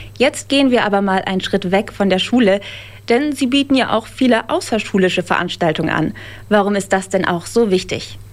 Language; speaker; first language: German; native; German